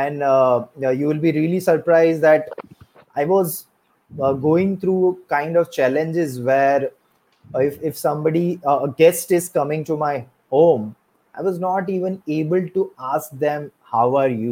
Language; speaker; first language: English; non-native, local second language; Gujarati